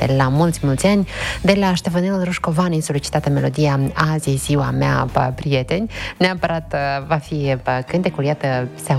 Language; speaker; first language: Romanian; native; Romanian